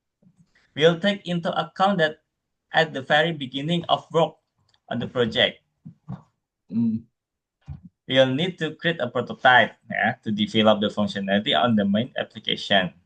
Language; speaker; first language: English; non-native, fluent; Indonesian